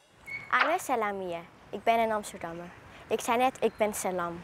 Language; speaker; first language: Dutch; early bilingual, other home language; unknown